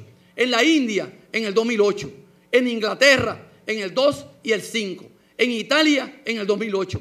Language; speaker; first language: Spanish; native; Spanish